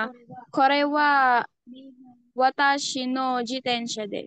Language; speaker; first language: Japanese; non-native, learner; Filipino